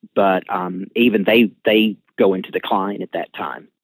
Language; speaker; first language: English; native; English